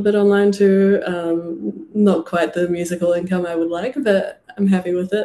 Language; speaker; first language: English; native; English